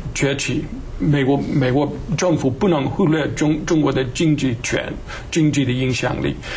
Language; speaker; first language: Chinese; non-native, fluent; English